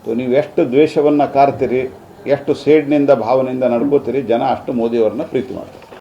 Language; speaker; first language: Kannada; native; Kannada